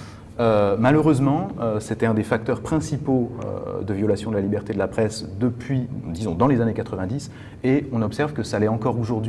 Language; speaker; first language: French; native; French